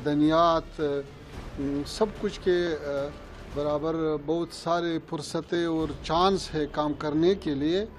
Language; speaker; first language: Hindi; non-native, fluent; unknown